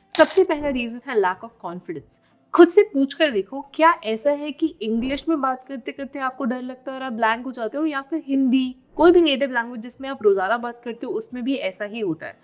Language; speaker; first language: Hindi; native; Hindi